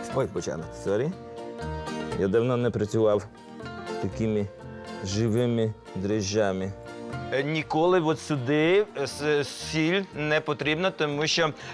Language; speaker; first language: Ukrainian; non-native, local second language; Hungarian